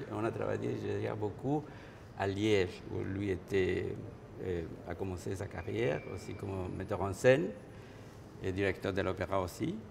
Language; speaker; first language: French; non-native, fluent; Spanish